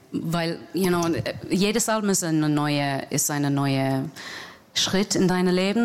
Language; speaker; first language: German; non-native, learner; English